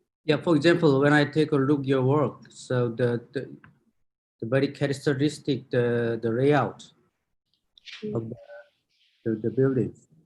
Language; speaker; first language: English; non-native, fluent; Korean